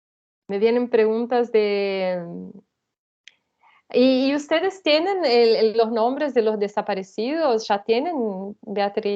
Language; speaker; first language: Spanish; non-native, fluent; Portuguese